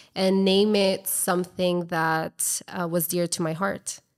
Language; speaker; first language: English; native; English